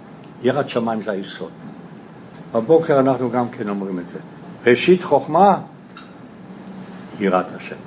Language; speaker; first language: Hebrew; non-native, fluent; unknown